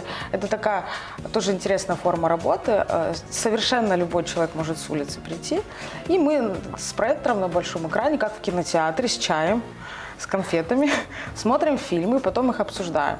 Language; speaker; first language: Russian; native; Russian